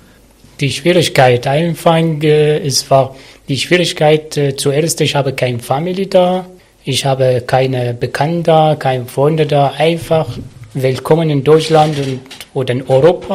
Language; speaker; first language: German; non-native, learner; Arabic